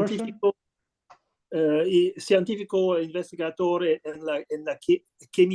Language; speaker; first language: Spanish; non-native, learner; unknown